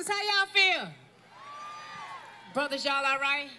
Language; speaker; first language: English; native; English